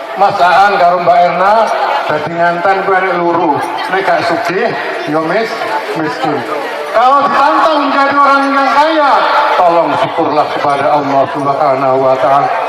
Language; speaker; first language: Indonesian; non-native, local second language; Javanese